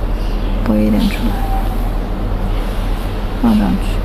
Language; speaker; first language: Chinese; native; Chinese